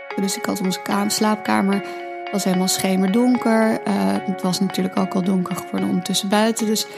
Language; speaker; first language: Dutch; native; Dutch